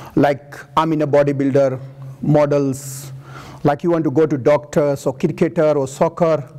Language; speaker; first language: English; non-native, local second language; Gujarati